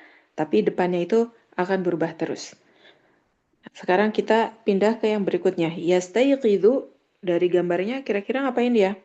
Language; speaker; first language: Indonesian; native; Indonesian